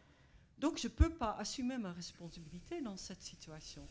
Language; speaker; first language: French; non-native, fluent; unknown